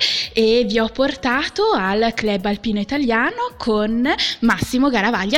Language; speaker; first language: Italian; native; Italian